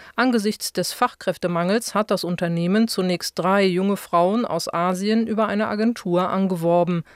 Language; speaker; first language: German; native; German